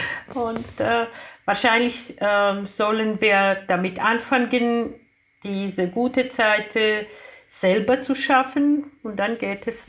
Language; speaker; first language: German; non-native, fluent; Georgian